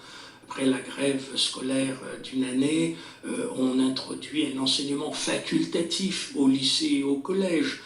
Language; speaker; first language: French; non-native, local second language; Kabyle